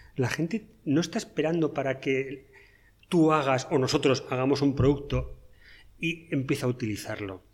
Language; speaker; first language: Spanish; native; Spanish